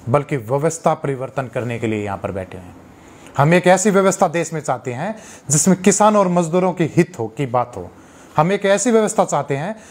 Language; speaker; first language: Hindi; native; Hindi